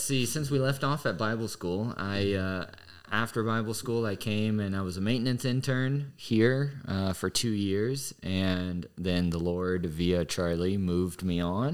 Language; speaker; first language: English; native; English